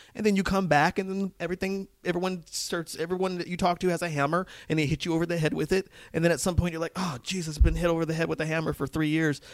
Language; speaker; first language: English; native; English